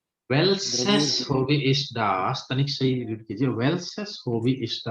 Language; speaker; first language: German; non-native, fluent; Hindi